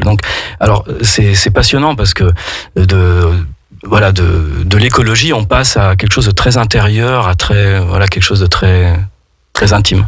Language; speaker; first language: French; native; French